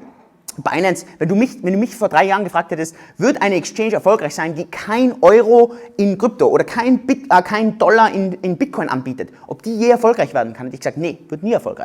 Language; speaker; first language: German; native; German